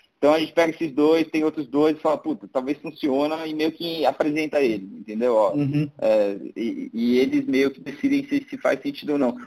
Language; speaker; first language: Portuguese; native; Portuguese